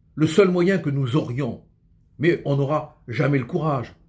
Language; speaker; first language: French; native; French